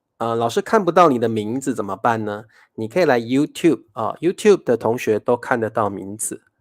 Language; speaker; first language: Chinese; native; Chinese